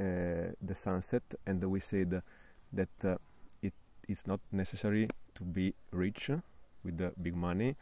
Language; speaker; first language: English; non-native, fluent; Italian